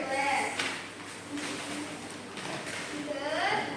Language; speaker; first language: English; non-native, learner; Indonesian